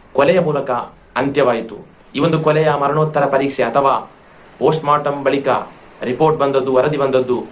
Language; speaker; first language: Kannada; non-native, local second language; Malayalam